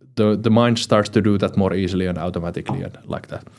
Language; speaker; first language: English; non-native, fluent; Finnish